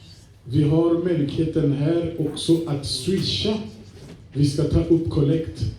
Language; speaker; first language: Swedish; non-native, fluent; French